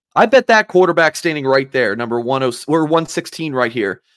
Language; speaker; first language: English; native; English